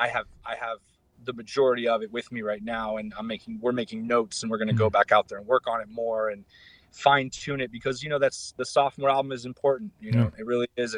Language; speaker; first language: English; native; English